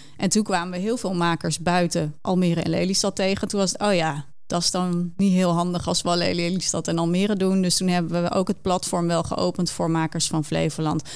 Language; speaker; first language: Dutch; native; Dutch